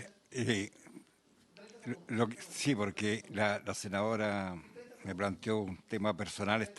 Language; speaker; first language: Spanish; native; Spanish